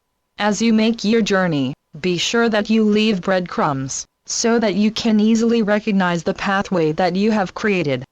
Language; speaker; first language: English; native; English